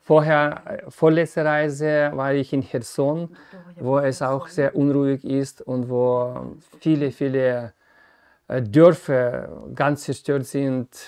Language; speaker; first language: German; non-native, fluent; Ukrainian